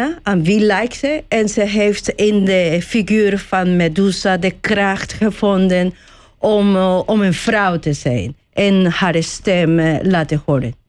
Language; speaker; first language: Dutch; non-native, learner; Spanish